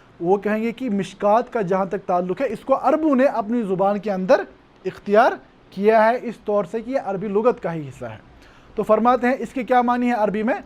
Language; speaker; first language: Urdu; non-native, local second language; Kashmiri